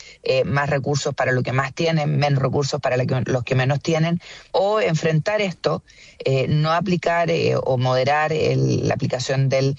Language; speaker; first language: Spanish; native; Spanish